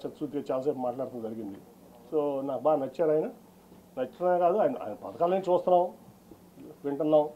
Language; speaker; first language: Telugu; native; Telugu